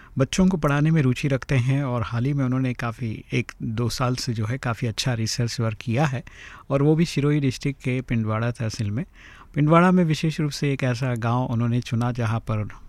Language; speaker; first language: Hindi; native; Hindi